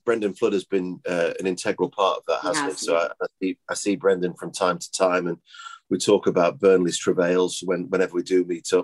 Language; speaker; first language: English; native; English